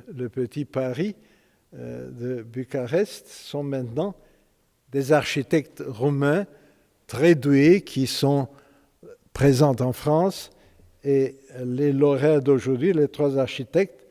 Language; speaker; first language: French; non-native, fluent; Romanian